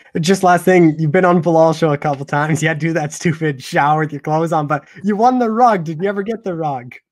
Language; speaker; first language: English; native; English